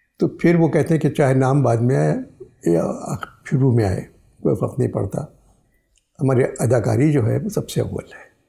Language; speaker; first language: Urdu; native; Urdu